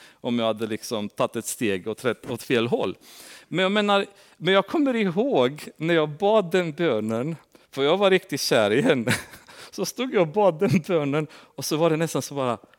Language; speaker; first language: Swedish; non-native, fluent; Romanian